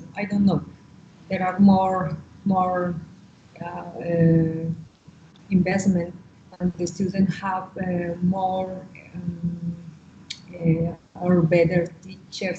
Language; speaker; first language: English; non-native, learner; Spanish